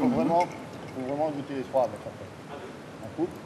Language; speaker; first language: French; native; French